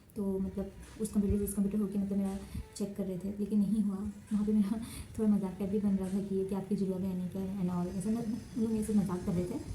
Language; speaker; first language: Hindi; non-native, local second language; Assamese